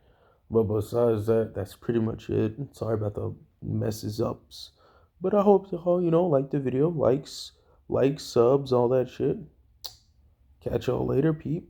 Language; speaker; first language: English; native; English